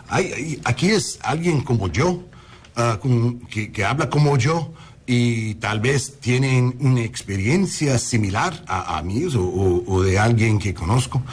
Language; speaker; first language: Spanish; early bilingual, heritage; English